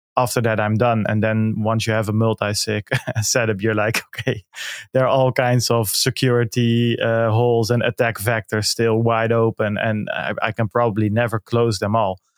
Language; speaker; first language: English; non-native, fluent; Dutch